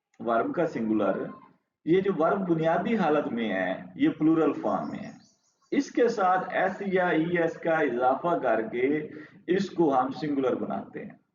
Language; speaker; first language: Urdu; non-native, local second language; Punjabi